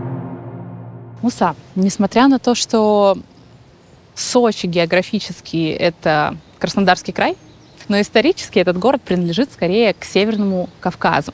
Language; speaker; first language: Russian; native; Russian